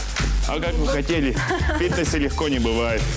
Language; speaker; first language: Russian; native; Russian